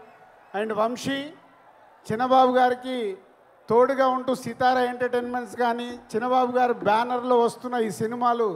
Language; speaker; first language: Telugu; native; Telugu